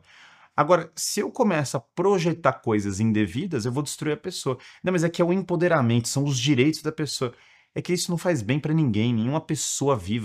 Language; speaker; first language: Portuguese; native; Portuguese